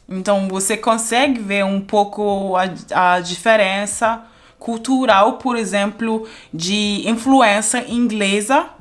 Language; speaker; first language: Portuguese; non-native, fluent; German